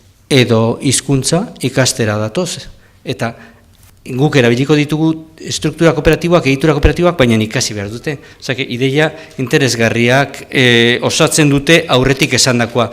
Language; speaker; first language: Basque; native; Basque